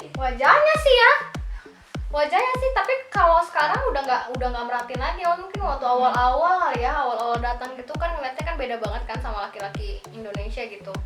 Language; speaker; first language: Indonesian; native; Indonesian